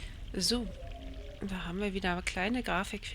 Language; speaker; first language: German; native; German